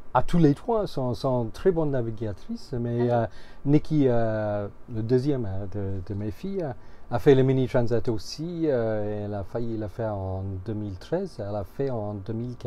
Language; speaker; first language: French; non-native, fluent; English